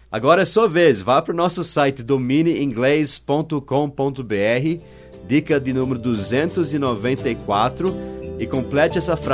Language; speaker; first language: Portuguese; non-native, fluent; English